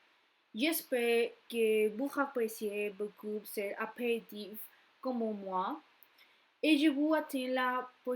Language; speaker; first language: French; non-native, learner; Spanish